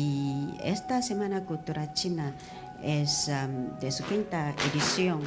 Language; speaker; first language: Spanish; non-native, fluent; Chinese